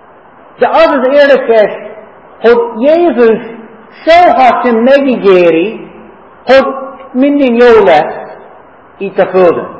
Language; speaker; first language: Hungarian; non-native, fluent; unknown